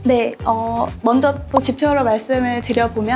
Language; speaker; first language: Korean; native; Korean